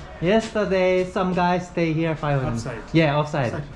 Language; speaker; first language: English; non-native, learner; Korean